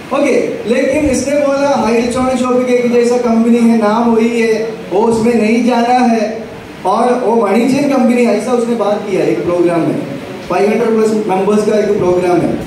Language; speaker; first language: Hindi; non-native, local second language; Malayalam